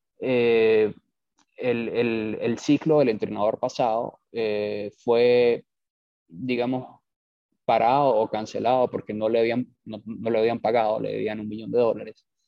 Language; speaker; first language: Spanish; native; Spanish